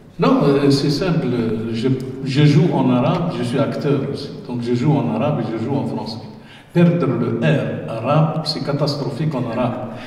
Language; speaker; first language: French; non-native, local second language; Arabic